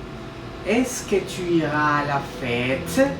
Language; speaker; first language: French; non-native, fluent; Spanish